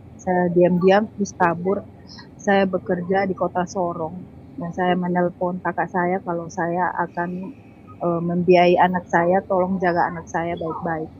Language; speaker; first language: Indonesian; native; Indonesian